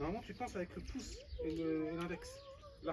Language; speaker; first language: French; native; French